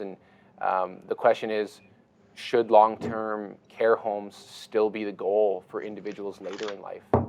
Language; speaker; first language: English; native; English